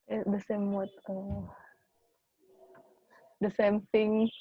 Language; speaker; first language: English; non-native, learner; Indonesian